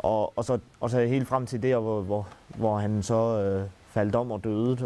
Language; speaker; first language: Danish; native; Danish